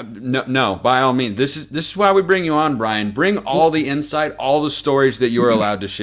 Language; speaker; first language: English; native; English